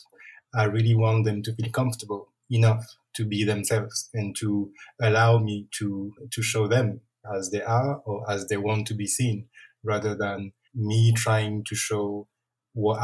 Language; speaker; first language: English; non-native, fluent; French